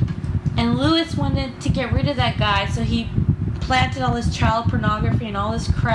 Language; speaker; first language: English; native; English